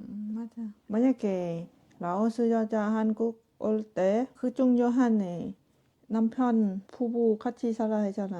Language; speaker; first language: Korean; non-native, learner; Lao